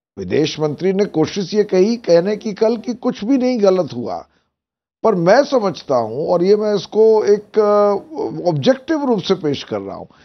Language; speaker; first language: Hindi; native; Hindi